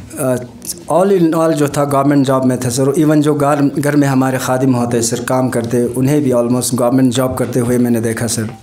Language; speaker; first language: Hindi; non-native, local second language; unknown